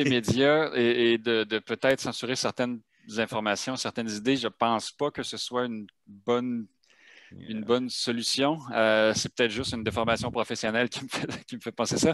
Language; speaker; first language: French; native; French